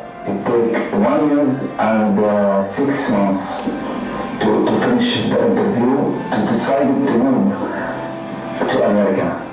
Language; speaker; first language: English; non-native, learner; Arabic